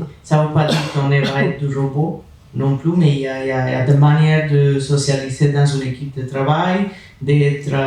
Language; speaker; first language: French; non-native, fluent; Spanish